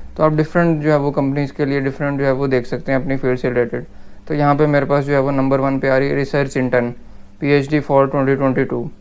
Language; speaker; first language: Urdu; native; Urdu